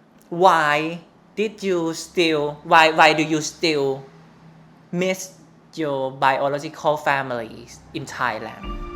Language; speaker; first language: English; non-native, learner; Thai